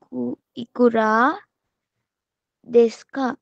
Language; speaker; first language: Japanese; non-native, learner; Sinhala